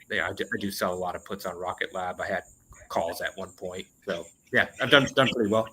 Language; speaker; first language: English; native; English